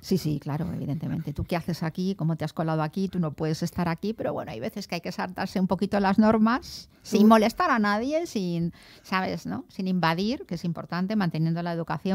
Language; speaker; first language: Spanish; native; Spanish